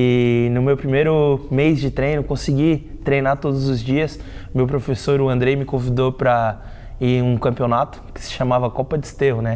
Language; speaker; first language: Portuguese; native; Portuguese